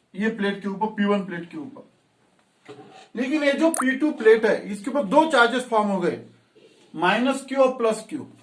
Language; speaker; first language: Hindi; non-native, local second language; Marathi